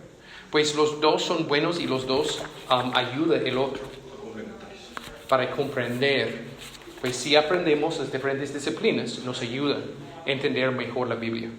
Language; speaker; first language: Spanish; non-native, fluent; English